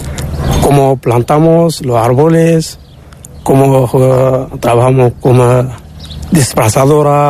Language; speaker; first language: Spanish; non-native, learner; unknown